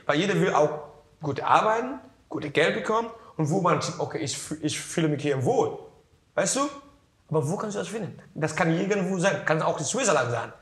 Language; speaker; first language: German; non-native, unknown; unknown